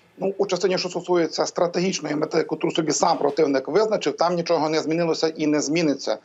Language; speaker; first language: Ukrainian; native; Ukrainian